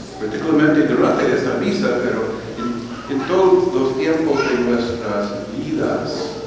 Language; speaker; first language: Spanish; non-native, fluent; English